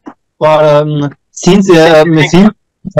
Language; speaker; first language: English; non-native, learner; Bangla